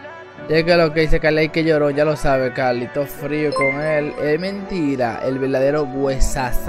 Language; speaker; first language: Spanish; native; Spanish